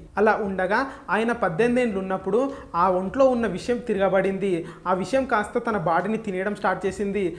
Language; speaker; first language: Telugu; native; Telugu